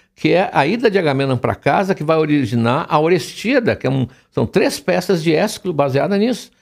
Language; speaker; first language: Portuguese; native; Portuguese